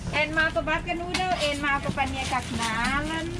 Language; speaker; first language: Dutch; non-native, learner; Thai